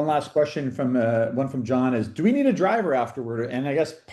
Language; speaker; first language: English; native; English